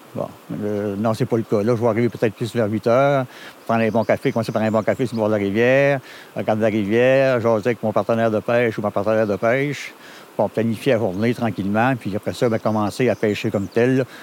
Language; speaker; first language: French; native; French